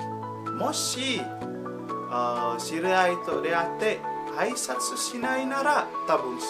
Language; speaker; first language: Japanese; non-native, learner; Indonesian